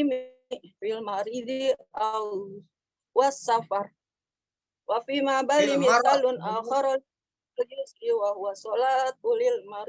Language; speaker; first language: Arabic; non-native, learner; Indonesian